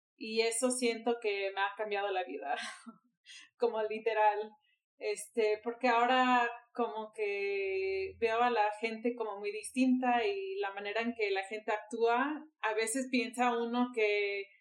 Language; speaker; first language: Spanish; early bilingual, heritage; Spanish